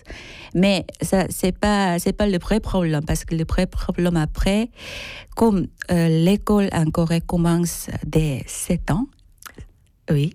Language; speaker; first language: French; non-native, fluent; Korean